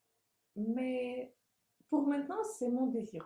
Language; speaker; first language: French; non-native, fluent; Russian